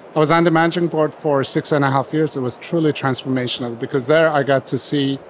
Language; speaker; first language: English; non-native, fluent; Turkish